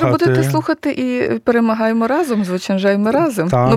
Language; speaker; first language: Ukrainian; native; Ukrainian